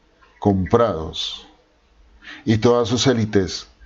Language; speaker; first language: Spanish; native; Spanish